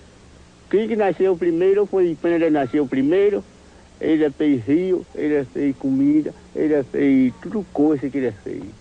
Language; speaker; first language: Portuguese; non-native, local second language; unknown